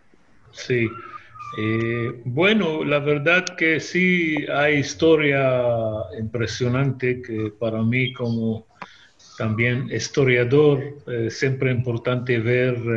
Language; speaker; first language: Spanish; non-native, fluent; Hebrew